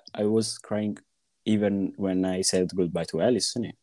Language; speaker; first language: English; non-native, fluent; Italian